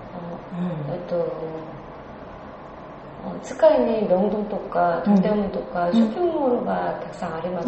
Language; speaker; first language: Japanese; non-native, learner; Korean